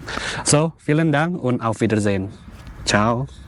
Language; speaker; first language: German; non-native, learner; Indonesian